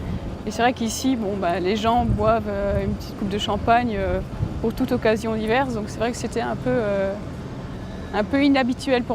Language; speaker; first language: French; native; French